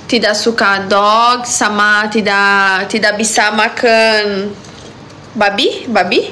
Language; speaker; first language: Indonesian; non-native, learner; Portuguese